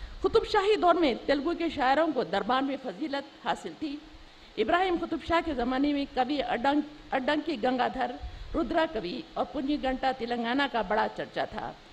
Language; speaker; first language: Urdu; native; Urdu